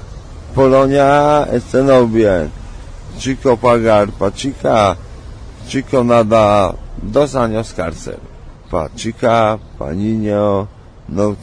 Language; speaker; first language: Spanish; non-native, learner; Polish